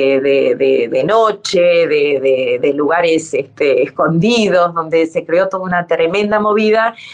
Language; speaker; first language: Spanish; native; Spanish